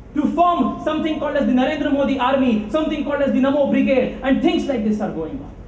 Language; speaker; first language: English; non-native, local second language; Kannada